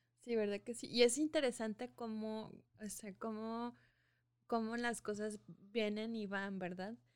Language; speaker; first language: Spanish; early bilingual, heritage; Spanish